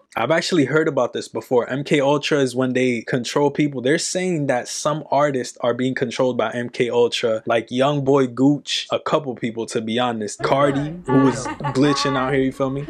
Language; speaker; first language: English; native; English